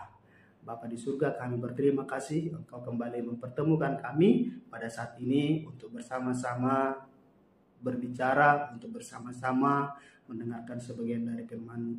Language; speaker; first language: Indonesian; native; Indonesian